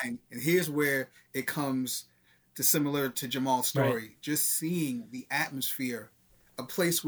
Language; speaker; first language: English; native; English